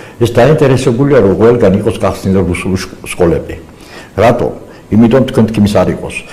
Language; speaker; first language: Georgian; non-native, local second language; Azerbaijani